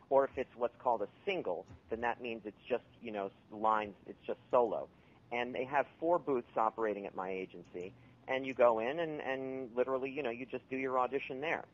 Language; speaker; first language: English; native; English